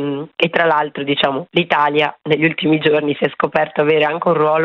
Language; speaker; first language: Italian; native; Italian